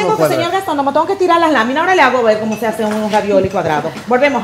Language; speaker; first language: Spanish; native; Spanish